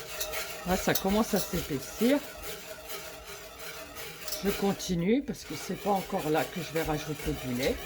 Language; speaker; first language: French; native; French